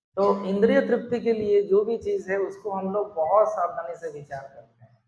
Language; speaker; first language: Hindi; non-native, local second language; Bangla